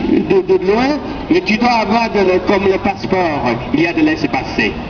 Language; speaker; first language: French; non-native, learner; Korean